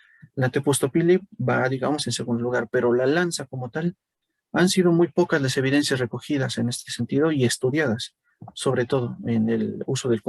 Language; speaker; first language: Spanish; native; Spanish